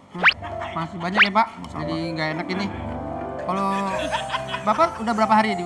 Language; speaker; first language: Indonesian; native; Indonesian